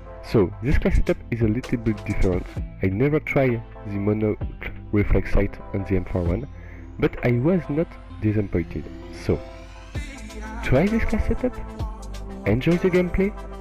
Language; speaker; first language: English; non-native, fluent; French